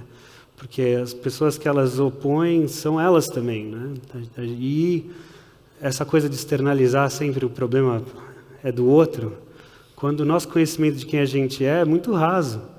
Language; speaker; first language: Portuguese; early bilingual, heritage; Portuguese